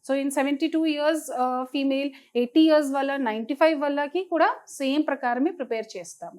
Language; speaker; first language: Telugu; non-native, local second language; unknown